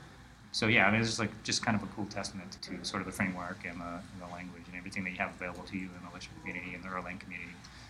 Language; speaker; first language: English; native; English